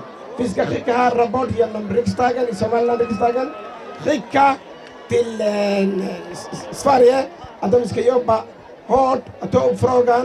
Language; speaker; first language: Swedish; non-native, learner; Somali